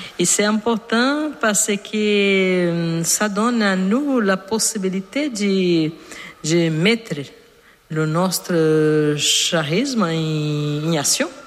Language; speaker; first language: French; non-native, learner; Portuguese